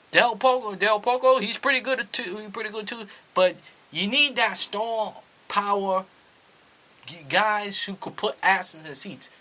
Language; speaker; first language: English; native; English